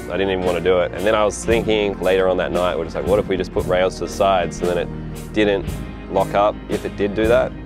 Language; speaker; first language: English; native; English